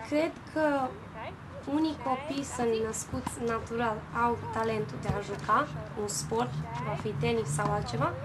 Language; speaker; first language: Romanian; early bilingual, heritage; Romanian